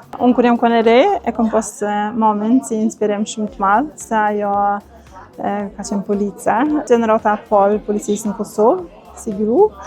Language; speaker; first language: Albanian; native; Albanian